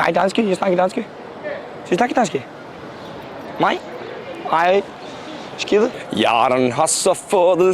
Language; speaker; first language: Danish; non-native, learner; Icelandic